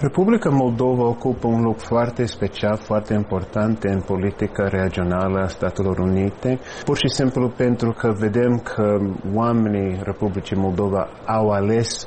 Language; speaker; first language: Romanian; non-native, fluent; English